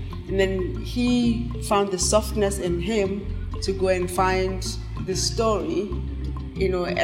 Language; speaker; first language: English; non-native, local second language; Tswana